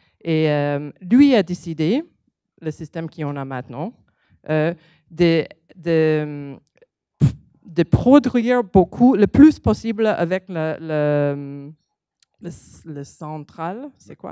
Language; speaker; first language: French; non-native, learner; English